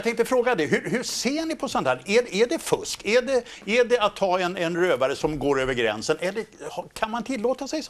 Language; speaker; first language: Swedish; native; Swedish